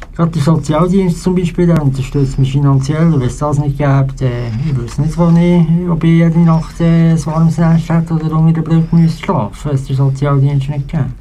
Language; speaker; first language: German; native; German